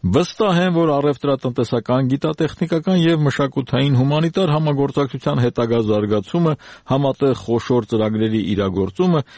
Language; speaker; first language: Armenian; native; Armenian